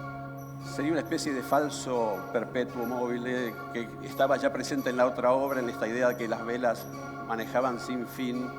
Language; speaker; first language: Spanish; native; Spanish